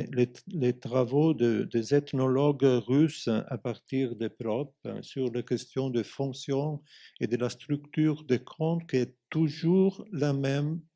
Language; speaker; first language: French; non-native, fluent; Italian